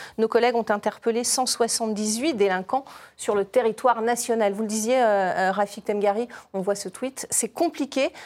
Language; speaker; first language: French; native; French